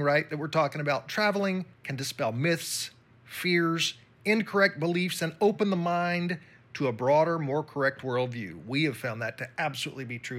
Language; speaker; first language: English; native; English